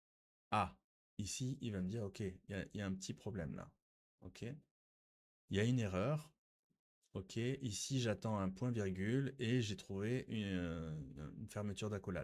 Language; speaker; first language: French; native; French